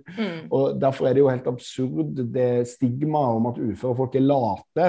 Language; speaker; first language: Norwegian; native; Norwegian